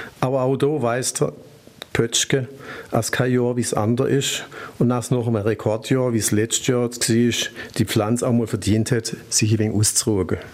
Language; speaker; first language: German; native; German